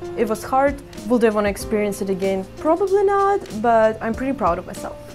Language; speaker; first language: English; non-native, fluent; Ukrainian